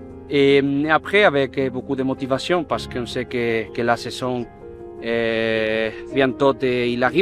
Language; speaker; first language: French; non-native, fluent; Spanish